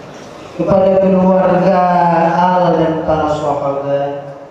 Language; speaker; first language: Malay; non-native, local second language; Achinese